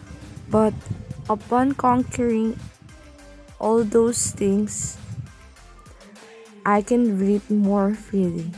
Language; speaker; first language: English; non-native, local second language; Filipino